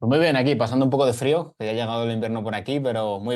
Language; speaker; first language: Spanish; native; Spanish